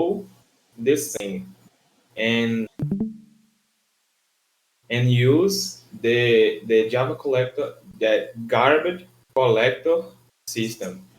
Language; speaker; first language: English; non-native, learner; Portuguese